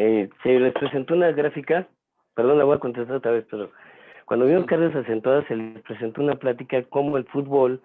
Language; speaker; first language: Spanish; native; Spanish